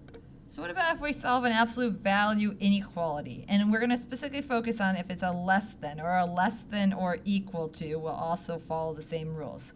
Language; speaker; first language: English; native; English